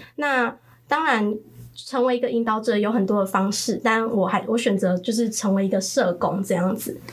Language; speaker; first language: Chinese; early bilingual, other home language; Khmer